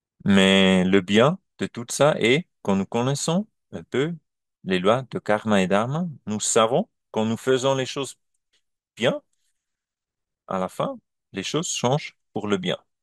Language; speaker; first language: French; non-native, learner; German